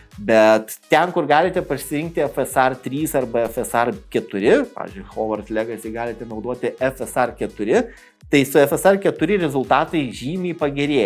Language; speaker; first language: Lithuanian; native; Lithuanian